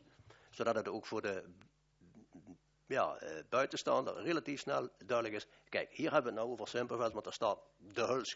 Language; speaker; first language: Dutch; native; Dutch